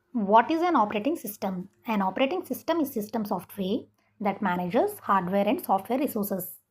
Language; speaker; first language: English; non-native, local second language; Telugu